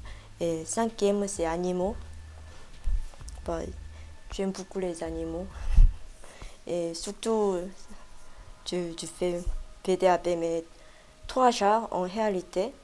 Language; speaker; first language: French; non-native, fluent; Korean